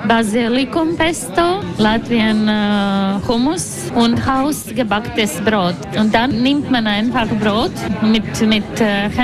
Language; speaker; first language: German; non-native, fluent; Latvian